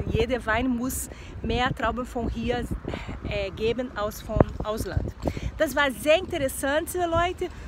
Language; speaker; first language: German; non-native, fluent; Portuguese